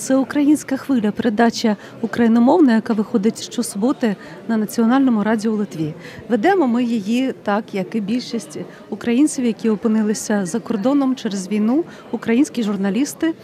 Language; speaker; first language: Ukrainian; native; Ukrainian